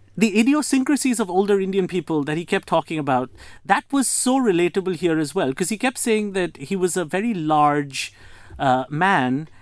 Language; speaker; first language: English; non-native, local second language; Bangla